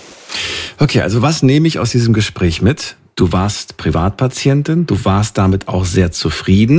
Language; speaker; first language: German; native; German